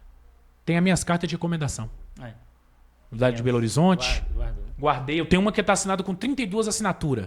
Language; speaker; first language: Portuguese; native; Portuguese